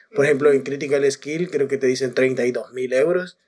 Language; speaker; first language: Spanish; native; Spanish